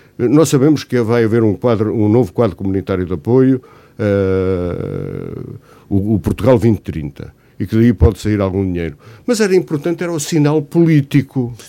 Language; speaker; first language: Portuguese; native; Portuguese